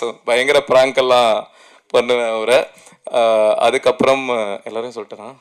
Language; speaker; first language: Tamil; native; Tamil